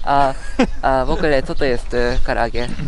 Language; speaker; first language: Polish; non-native, fluent; Japanese